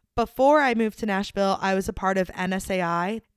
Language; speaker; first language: English; native; English